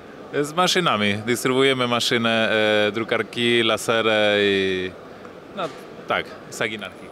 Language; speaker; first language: Polish; non-native, learner; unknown